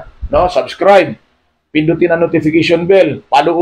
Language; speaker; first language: Filipino; native; Filipino